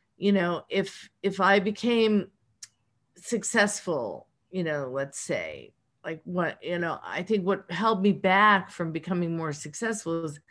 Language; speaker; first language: English; native; English